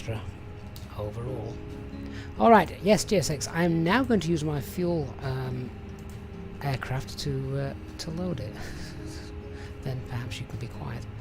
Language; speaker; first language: English; native; English